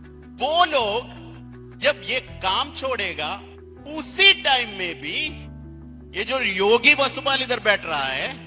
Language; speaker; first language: Hindi; non-native, fluent; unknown